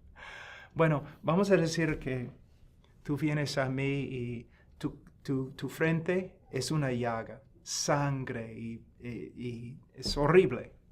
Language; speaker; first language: Spanish; non-native, fluent; English